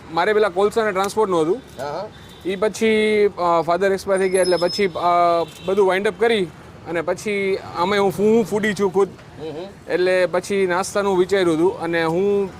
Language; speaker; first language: Gujarati; native; Gujarati